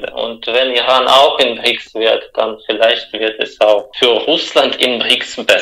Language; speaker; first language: German; non-native, fluent; Russian